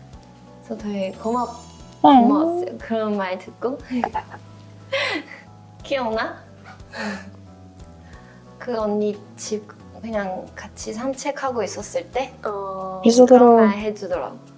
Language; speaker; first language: Korean; non-native, fluent; Chinese